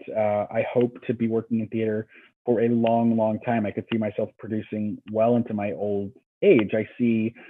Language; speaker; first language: English; native; English